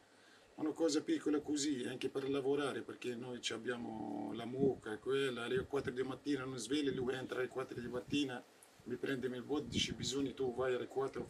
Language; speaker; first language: Italian; non-native, learner; Arabic